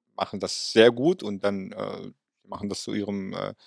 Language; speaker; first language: German; non-native, fluent; Arabic